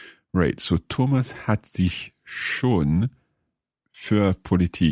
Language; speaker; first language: German; non-native, learner; English